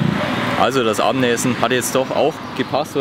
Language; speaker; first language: German; native; German